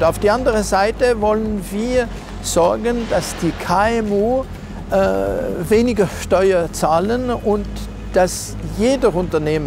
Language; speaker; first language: German; non-native, local second language; French